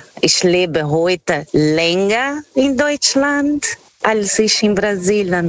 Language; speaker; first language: German; non-native, fluent; Portuguese